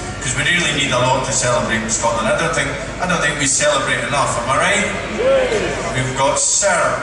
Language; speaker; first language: English; native; English